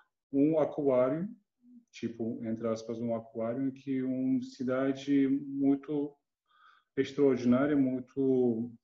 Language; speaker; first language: Portuguese; non-native, learner; Turkish